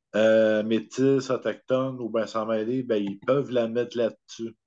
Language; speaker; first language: French; native; French